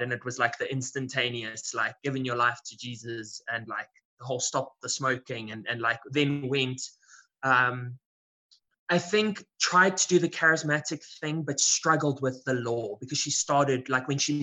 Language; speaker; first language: English; native; English